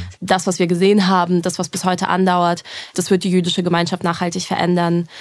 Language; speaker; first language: German; early bilingual, other home language; Russian